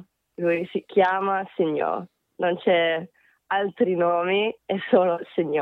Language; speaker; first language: Italian; non-native, fluent; Korean